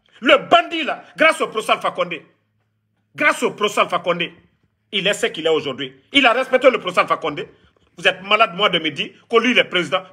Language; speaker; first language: French; non-native, local second language; Mandingo